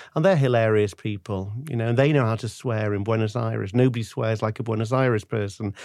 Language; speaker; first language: English; native; English